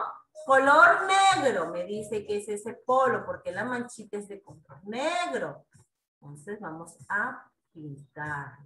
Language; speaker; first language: Spanish; native; Spanish